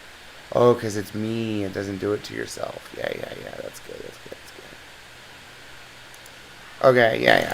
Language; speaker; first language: English; native; English